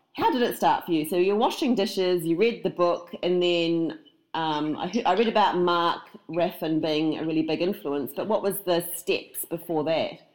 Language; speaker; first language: English; native; English